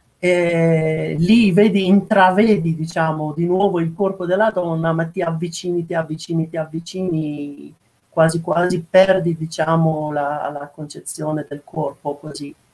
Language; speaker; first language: Italian; non-native, fluent; Persian